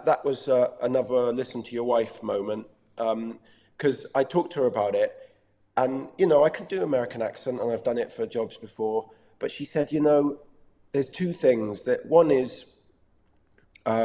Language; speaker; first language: English; native; English